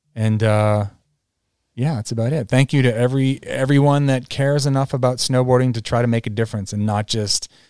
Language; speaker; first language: English; native; English